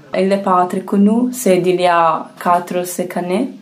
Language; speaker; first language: French; non-native, fluent; Italian